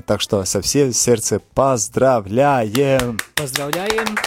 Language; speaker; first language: Russian; non-native, fluent; Latvian